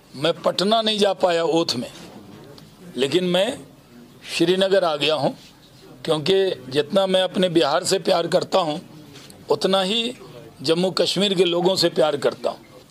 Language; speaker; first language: Hindi; native; Hindi